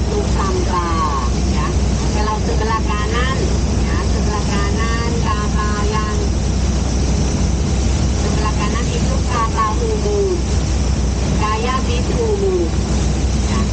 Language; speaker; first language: Indonesian; non-native, fluent; Thai